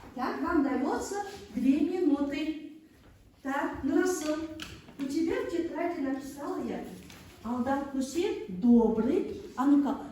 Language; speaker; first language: Russian; non-native, local second language; Kazakh